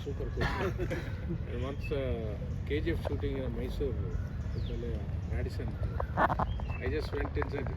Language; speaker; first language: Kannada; non-native, learner; Telugu